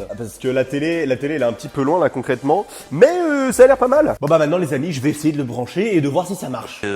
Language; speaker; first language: French; native; French